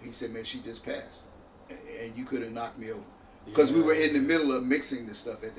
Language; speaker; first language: English; native; English